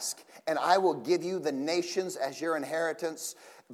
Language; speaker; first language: English; native; English